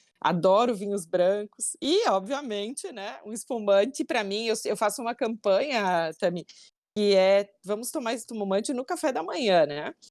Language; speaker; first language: Portuguese; native; Portuguese